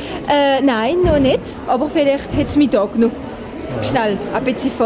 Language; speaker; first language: German; non-native, learner; French